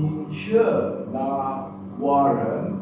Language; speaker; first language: Chinese; non-native, learner; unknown